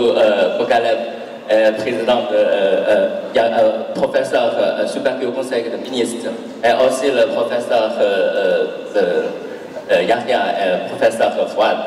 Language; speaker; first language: French; non-native, learner; Chinese